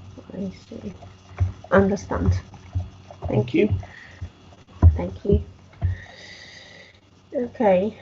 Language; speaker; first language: English; non-native, fluent; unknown